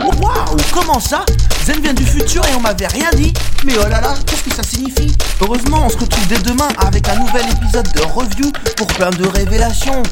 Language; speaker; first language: French; native; French